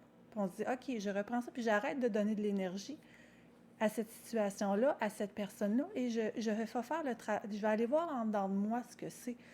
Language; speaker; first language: French; native; French